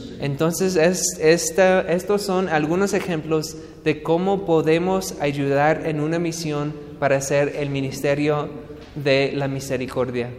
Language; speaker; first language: Spanish; non-native, fluent; English